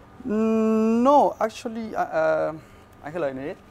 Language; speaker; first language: Dutch; non-native, learner; Spanish